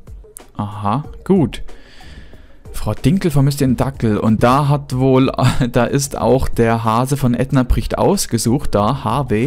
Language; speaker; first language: German; native; German